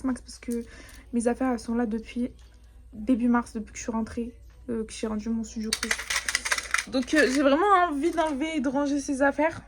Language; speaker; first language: French; native; French